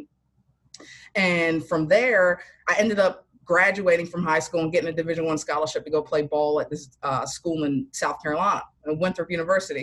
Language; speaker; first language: English; native; English